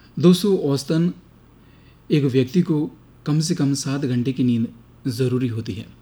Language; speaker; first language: Hindi; native; Hindi